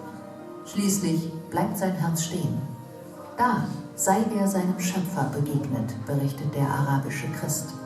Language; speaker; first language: German; native; German